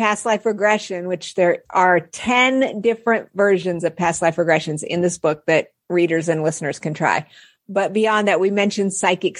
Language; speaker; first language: English; native; English